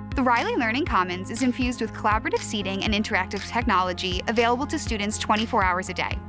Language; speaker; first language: English; native; English